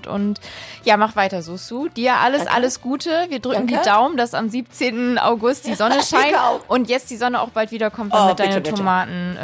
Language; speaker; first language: German; native; German